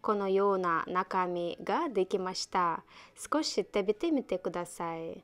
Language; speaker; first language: Japanese; non-native, learner; Russian